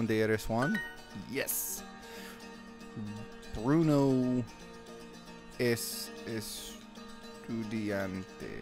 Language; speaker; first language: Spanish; non-native, learner; English